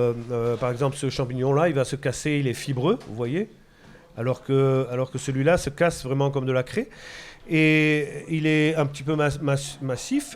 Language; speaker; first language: French; native; French